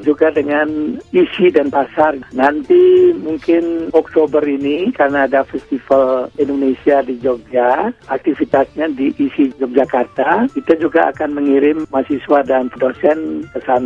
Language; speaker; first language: Indonesian; non-native, local second language; Balinese